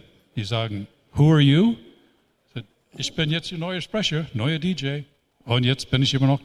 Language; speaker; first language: German; non-native, fluent; English